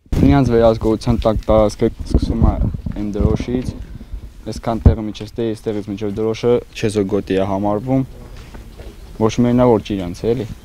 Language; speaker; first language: Armenian; native; Armenian